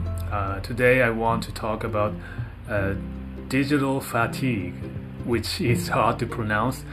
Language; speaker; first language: English; non-native, fluent; Japanese